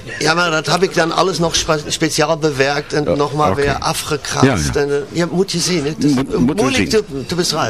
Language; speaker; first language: Dutch; non-native, learner; German